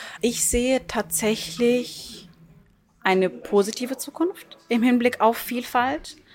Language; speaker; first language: German; early bilingual, other home language; Turkish